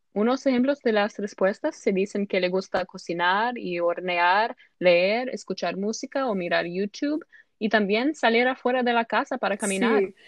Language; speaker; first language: Spanish; non-native, learner; English